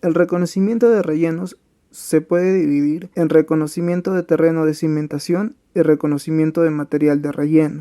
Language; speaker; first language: Spanish; native; Spanish